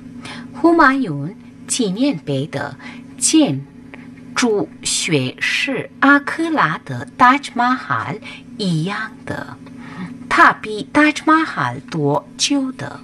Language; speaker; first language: Chinese; non-native, fluent; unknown